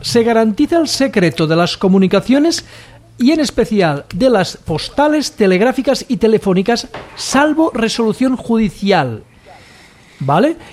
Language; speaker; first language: Spanish; non-native, local second language; Catalan